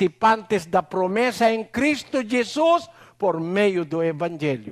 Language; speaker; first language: Portuguese; non-native, learner; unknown